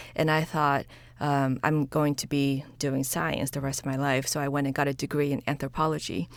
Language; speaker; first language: English; early bilingual, other home language; Chinese